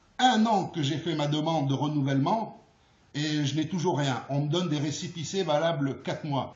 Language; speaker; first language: French; early bilingual, other home language; Arabic